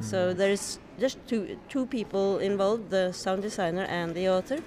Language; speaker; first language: English; non-native, fluent; Norwegian